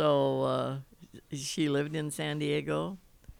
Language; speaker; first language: English; native; English